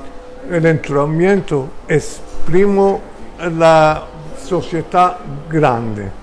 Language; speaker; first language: Spanish; early bilingual, heritage; Ladino